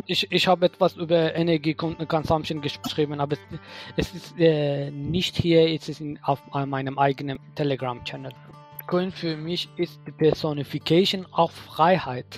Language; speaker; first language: German; non-native, fluent; Persian